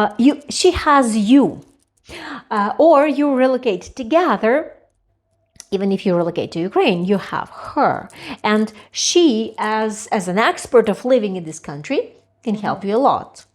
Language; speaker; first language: English; non-native, fluent; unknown